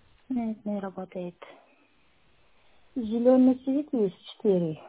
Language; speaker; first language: Russian; non-native, learner; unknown